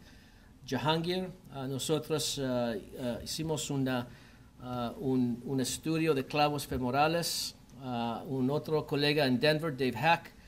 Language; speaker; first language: Spanish; non-native, learner; English